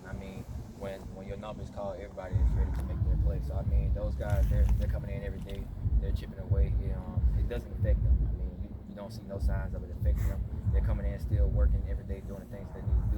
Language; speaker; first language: English; native; English